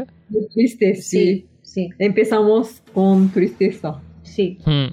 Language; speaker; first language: Spanish; non-native, fluent; Japanese